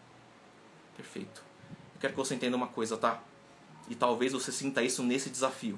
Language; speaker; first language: Portuguese; native; Portuguese